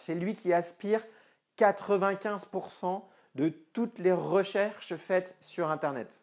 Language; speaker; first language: French; native; French